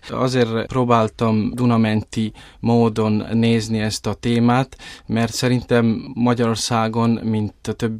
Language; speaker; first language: Hungarian; early bilingual, heritage; Italian